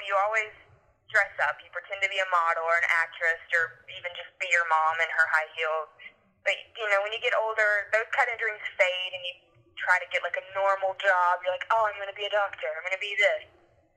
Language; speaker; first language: English; native; English